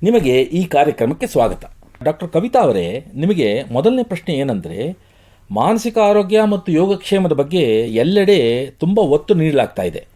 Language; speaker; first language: Kannada; native; Kannada